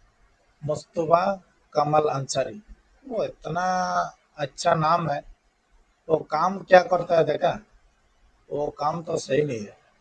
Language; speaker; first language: Hindi; non-native, learner; Bangla